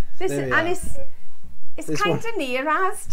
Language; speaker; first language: English; native; English